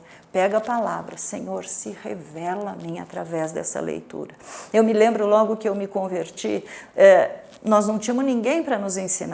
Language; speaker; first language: Portuguese; native; Portuguese